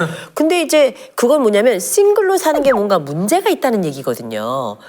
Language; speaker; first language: Korean; native; Korean